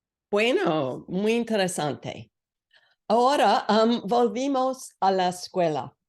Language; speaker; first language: Spanish; non-native, learner; English